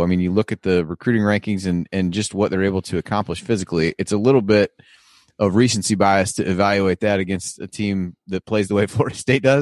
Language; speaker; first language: English; native; English